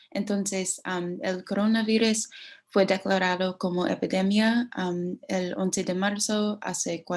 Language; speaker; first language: Spanish; non-native, learner; English